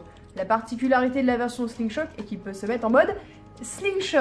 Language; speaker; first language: French; native; French